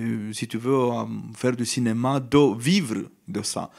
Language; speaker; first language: French; non-native, fluent; Romanian